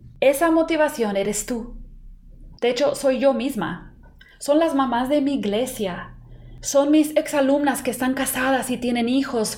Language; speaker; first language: Spanish; non-native, fluent; English